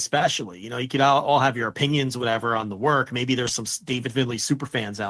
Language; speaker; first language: English; native; English